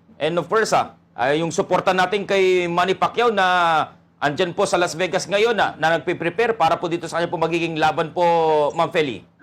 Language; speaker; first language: Filipino; non-native, local second language; Pangasinan